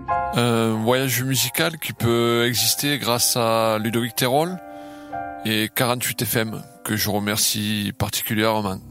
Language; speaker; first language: French; native; French